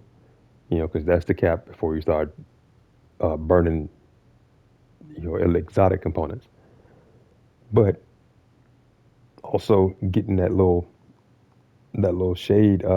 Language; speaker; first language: English; native; English